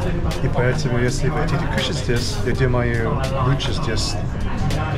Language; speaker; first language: Russian; non-native, learner; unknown